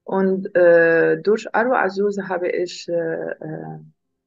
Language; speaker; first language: German; non-native, learner; Arabic